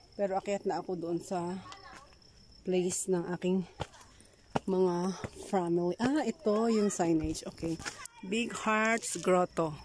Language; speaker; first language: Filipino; non-native, local second language; Iloko